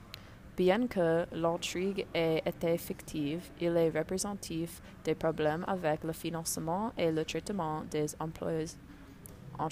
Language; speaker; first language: French; non-native, learner; English